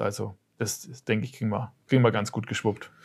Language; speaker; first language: German; native; German